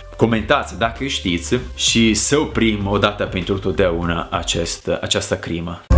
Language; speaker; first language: Romanian; non-native, fluent; Italian